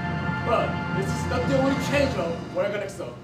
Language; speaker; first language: English; non-native, learner; Korean